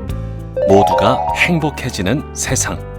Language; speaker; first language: Korean; native; Korean